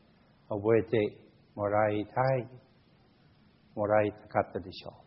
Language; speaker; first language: Japanese; non-native, fluent; English